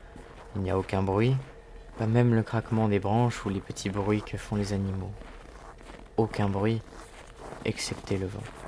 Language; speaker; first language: French; native; French